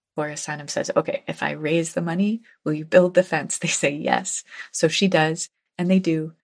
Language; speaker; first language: English; native; English